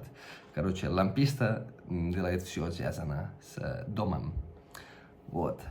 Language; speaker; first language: Russian; non-native, fluent; Catalan